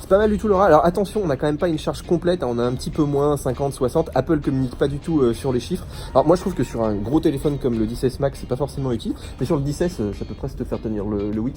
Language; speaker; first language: French; native; French